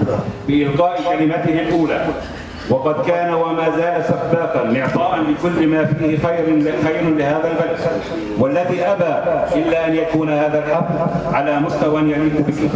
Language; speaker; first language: Arabic; native; Arabic